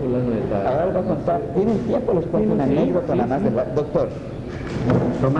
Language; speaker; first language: Spanish; native; Spanish